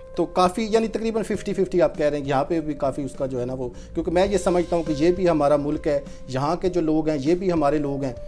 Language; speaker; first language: Hindi; non-native, local second language; Punjabi